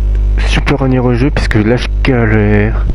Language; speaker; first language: French; native; French